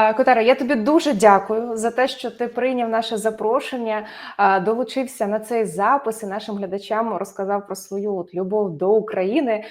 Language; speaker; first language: Ukrainian; native; Ukrainian